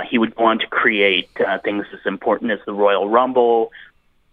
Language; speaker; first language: English; native; English